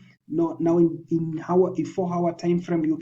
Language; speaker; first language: English; non-native, local second language; Swahili